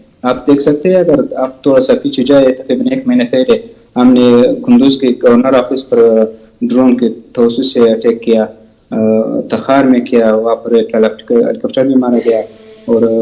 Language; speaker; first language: Urdu; non-native, fluent; Pashto